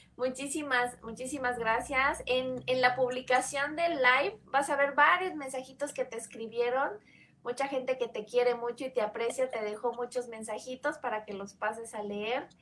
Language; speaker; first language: Spanish; native; Spanish